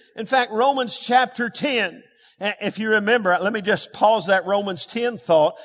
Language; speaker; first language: English; native; English